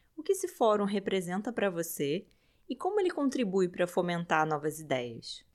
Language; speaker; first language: Portuguese; native; Portuguese